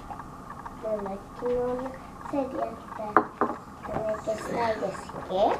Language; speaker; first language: Japanese; early bilingual, heritage; Japanese